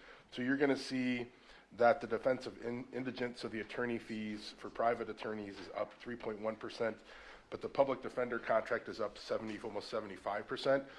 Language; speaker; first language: English; native; English